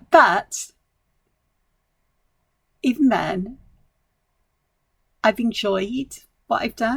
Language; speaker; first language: English; native; English